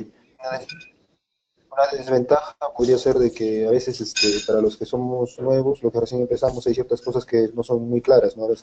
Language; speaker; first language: Spanish; native; Spanish